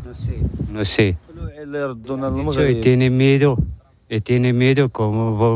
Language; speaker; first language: Spanish; non-native, learner; Arabic